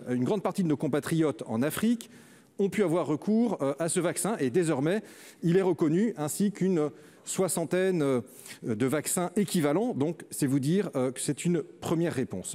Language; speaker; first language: French; native; French